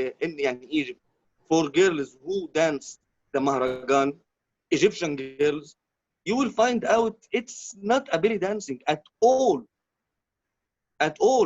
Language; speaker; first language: English; non-native, learner; Arabic